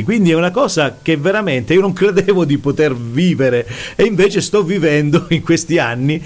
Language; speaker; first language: Italian; native; Italian